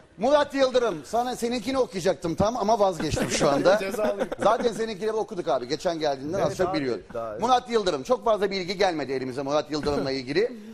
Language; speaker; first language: Turkish; native; Turkish